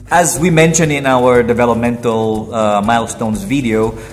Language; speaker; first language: English; non-native, fluent; Portuguese